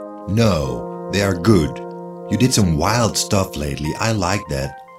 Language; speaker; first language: English; non-native, fluent; Dutch